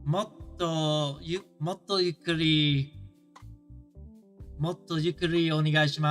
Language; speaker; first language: Japanese; non-native, learner; English